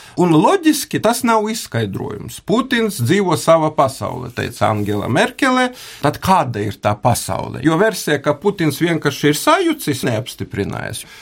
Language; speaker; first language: Latvian; native; Latvian